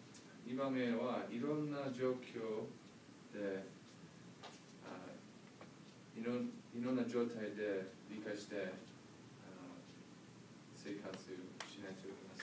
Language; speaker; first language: Japanese; non-native, learner; English